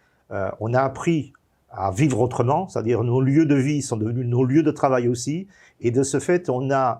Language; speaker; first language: French; native; French